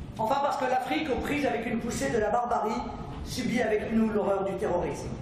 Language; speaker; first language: French; native; French